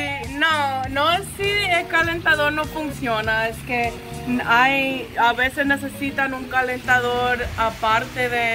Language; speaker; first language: Spanish; non-native, fluent; English